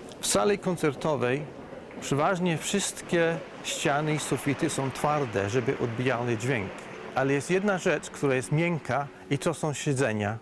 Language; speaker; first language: Polish; non-native, fluent; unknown